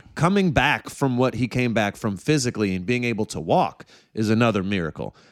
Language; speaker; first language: English; native; English